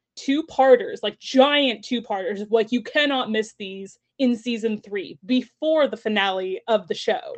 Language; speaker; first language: English; native; English